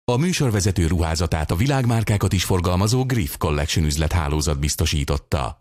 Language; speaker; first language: Hungarian; native; Hungarian